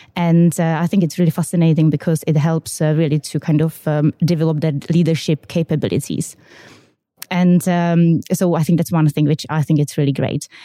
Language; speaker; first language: English; non-native, fluent; Czech